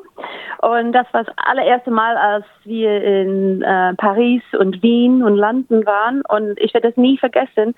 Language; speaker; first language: German; native; German